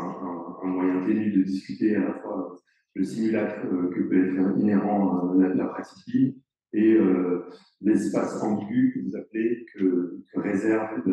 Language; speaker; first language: French; native; French